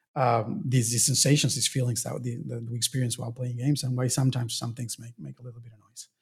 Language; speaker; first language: English; non-native, fluent; Spanish